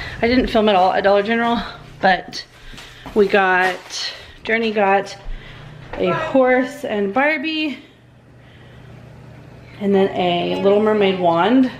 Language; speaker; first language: English; native; English